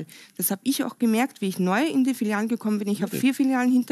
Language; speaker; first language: German; native; German